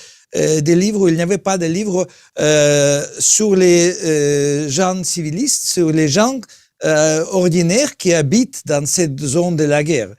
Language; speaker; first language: French; non-native, learner; Russian